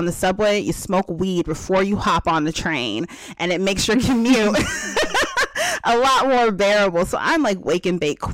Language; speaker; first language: English; native; English